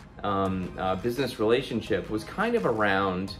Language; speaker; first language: English; native; English